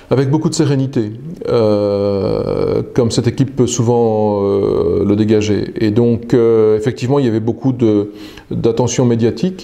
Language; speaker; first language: French; native; French